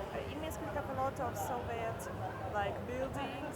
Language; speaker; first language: English; non-native, fluent; Russian